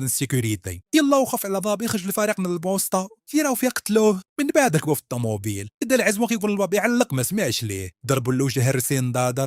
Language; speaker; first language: Arabic; native; Arabic